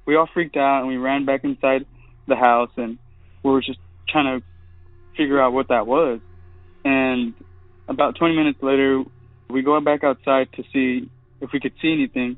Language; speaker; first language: English; native; English